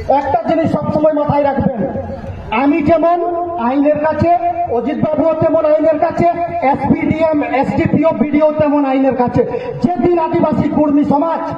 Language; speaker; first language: Bangla; non-native, local second language; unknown